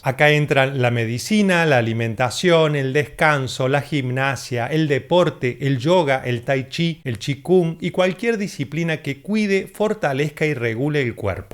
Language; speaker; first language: Spanish; native; Spanish